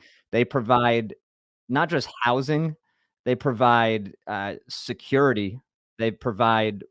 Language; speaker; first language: English; native; English